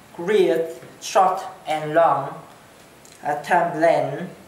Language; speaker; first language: English; non-native, learner; Chinese